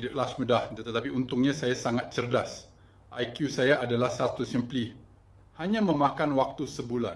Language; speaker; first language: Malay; non-native, learner; French